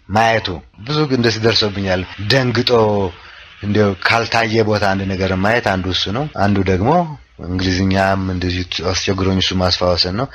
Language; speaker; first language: Amharic; non-native, local second language; Oromo